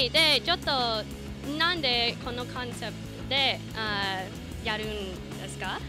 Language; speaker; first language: Japanese; non-native, learner; English